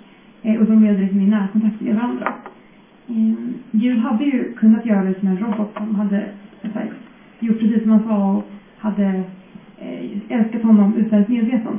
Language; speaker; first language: Swedish; native; Swedish